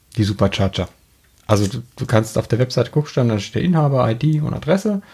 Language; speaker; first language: German; native; German